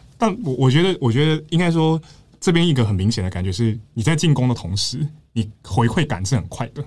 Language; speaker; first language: Chinese; native; Chinese